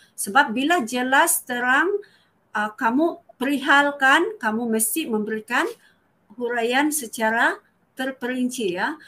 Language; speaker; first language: Malay; native; Malay